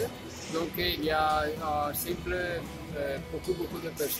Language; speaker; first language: French; non-native, learner; Italian